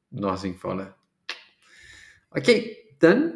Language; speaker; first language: German; non-native, fluent; Portuguese